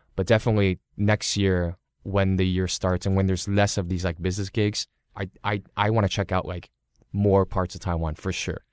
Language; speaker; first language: English; early bilingual, other home language; Cantonese